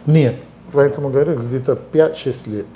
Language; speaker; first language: Russian; non-native, fluent; Spanish